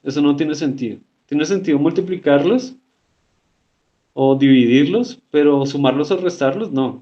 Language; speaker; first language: Spanish; native; Spanish